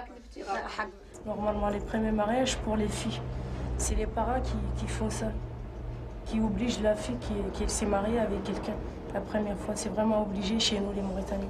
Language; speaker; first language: French; non-native, local second language; Arabic